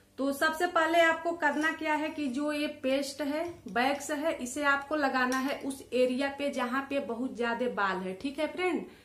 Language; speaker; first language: Hindi; native; Hindi